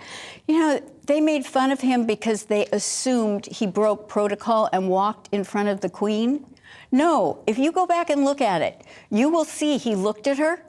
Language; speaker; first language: English; native; English